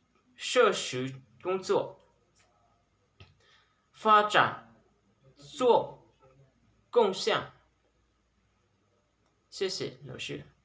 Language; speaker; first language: Chinese; non-native, learner; Lao